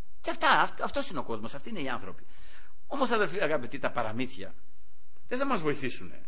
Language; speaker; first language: Greek; native; Greek